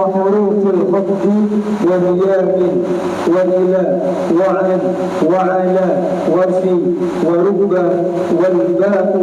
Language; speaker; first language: Arabic; non-native, learner; Indonesian